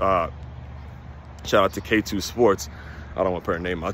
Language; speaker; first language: English; native; English